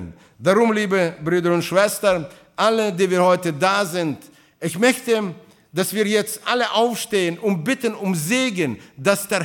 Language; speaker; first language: German; non-native, fluent; Russian